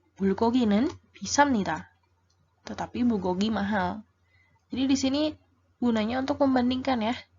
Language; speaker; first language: Indonesian; native; Indonesian